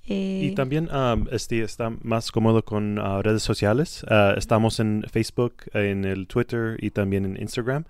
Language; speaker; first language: Spanish; non-native, learner; English